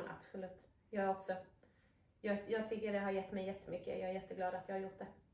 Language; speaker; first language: Swedish; native; Swedish